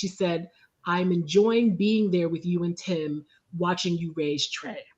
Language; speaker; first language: English; native; English